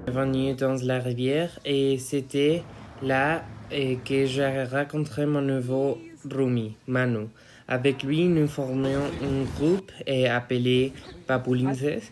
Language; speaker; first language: French; non-native, learner; Spanish